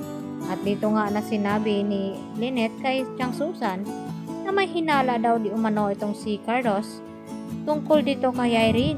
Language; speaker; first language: Filipino; native; Filipino